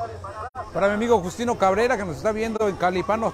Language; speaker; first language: Spanish; native; Spanish